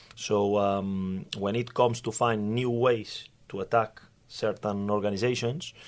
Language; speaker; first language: English; non-native, fluent; Spanish